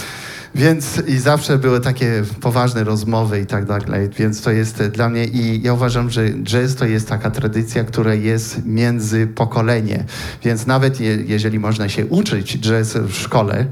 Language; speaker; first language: Polish; early bilingual, heritage; Polish